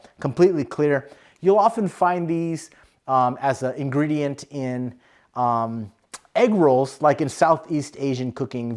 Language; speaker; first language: English; native; English